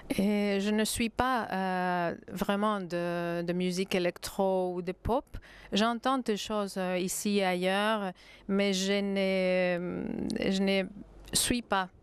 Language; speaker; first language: French; non-native, fluent; Greek